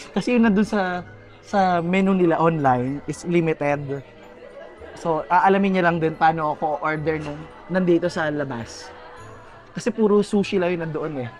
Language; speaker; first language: Filipino; native; Filipino